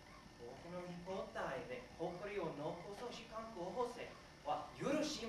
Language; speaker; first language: Japanese; non-native, learner; English